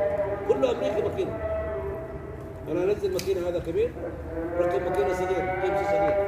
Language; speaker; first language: Arabic; non-native, learner; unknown